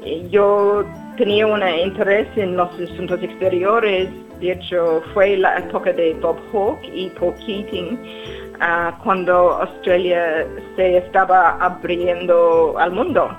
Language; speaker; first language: Spanish; non-native, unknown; English